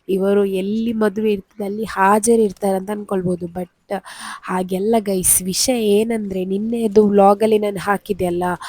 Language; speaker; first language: Kannada; non-native, local second language; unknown